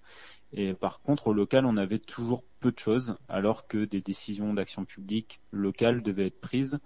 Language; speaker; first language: French; native; French